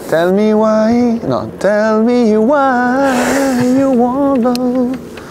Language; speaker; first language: English; non-native, fluent; Italian